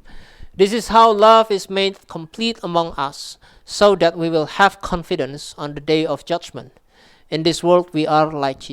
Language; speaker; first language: English; non-native, local second language; Indonesian